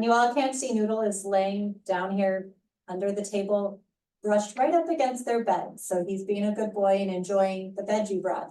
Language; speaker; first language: English; native; English